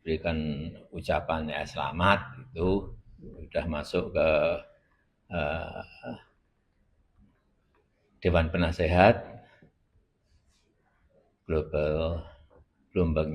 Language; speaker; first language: Indonesian; non-native, local second language; Javanese